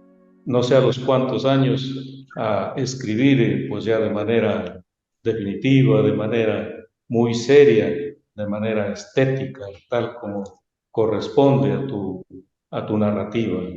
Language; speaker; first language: Spanish; native; Spanish